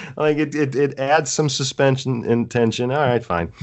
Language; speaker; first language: English; native; English